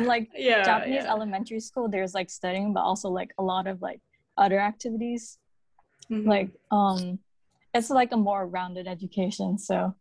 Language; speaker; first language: English; early bilingual, other home language; Japanese